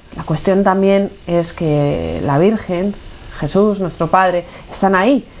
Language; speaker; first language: Spanish; native; Spanish